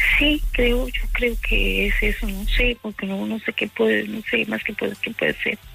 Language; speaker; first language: Spanish; native; Spanish